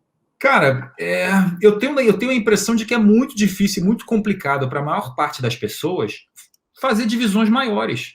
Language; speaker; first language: Portuguese; native; Portuguese